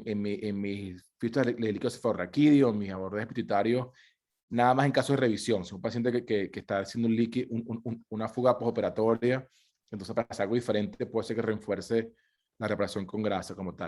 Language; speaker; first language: Spanish; native; Spanish